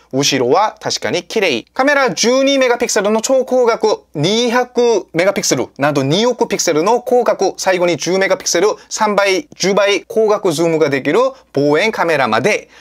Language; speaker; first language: Japanese; non-native, fluent; Korean